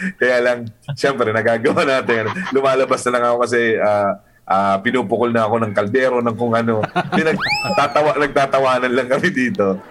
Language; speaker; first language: Filipino; native; Filipino